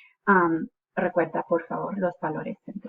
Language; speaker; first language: Spanish; non-native, fluent; English